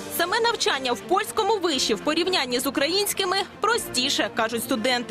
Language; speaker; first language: Ukrainian; native; Ukrainian